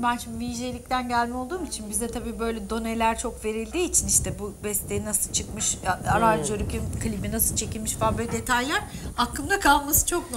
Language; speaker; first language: Turkish; native; Turkish